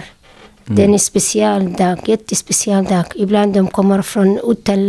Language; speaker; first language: Swedish; non-native, learner; Syriac